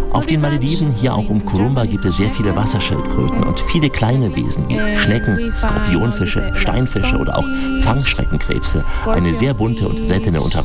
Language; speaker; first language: German; native; German